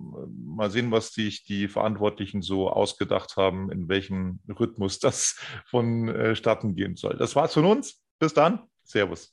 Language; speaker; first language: German; native; German